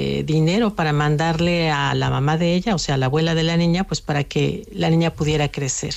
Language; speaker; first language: Spanish; native; Spanish